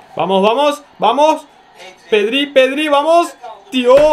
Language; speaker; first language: Spanish; non-native, fluent; Turkish